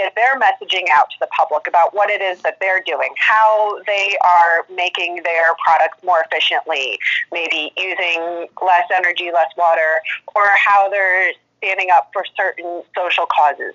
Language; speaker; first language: English; native; English